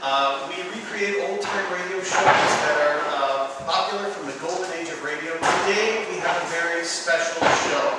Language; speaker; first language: English; native; English